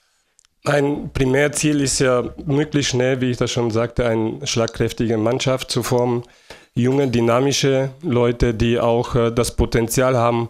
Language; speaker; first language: German; non-native, fluent; Bulgarian